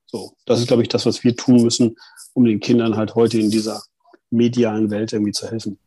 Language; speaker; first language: German; native; German